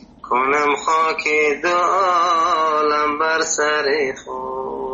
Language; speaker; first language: Persian; native; Persian